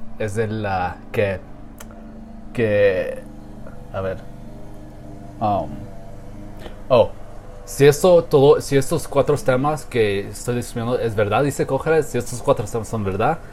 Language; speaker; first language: Spanish; non-native, learner; English